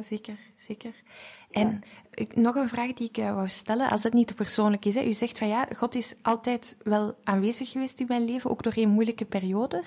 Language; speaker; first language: Dutch; native; Dutch